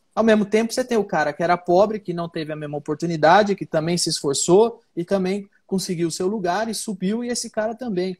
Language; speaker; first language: Portuguese; native; Portuguese